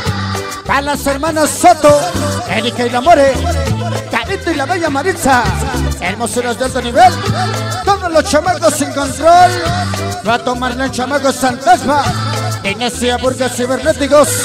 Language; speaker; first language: Spanish; native; Spanish